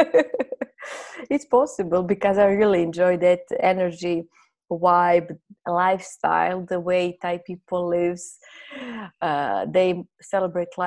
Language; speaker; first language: English; non-native, fluent; Croatian